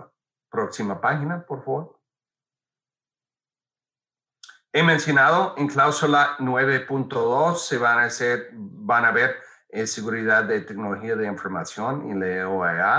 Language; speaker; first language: Spanish; non-native, fluent; English